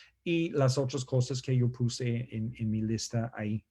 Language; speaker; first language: Spanish; non-native, fluent; English